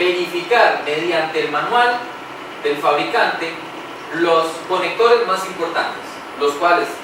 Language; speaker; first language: Spanish; native; Spanish